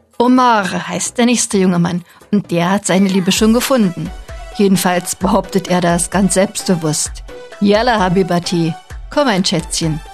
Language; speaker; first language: German; native; German